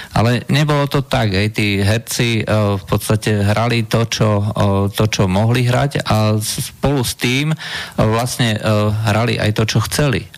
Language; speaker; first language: Slovak; native; Slovak